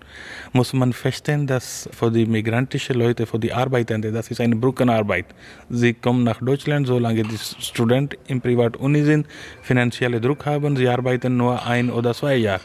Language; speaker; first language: German; non-native, learner; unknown